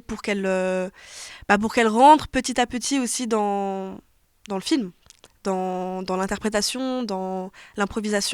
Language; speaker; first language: French; native; French